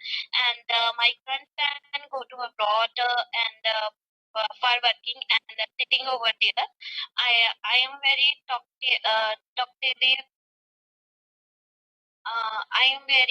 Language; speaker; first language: English; non-native, learner; Punjabi